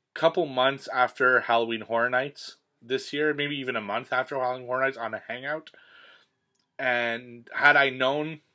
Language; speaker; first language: English; native; English